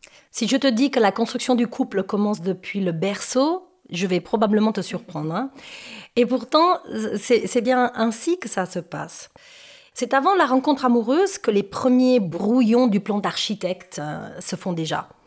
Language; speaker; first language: French; non-native, fluent; Spanish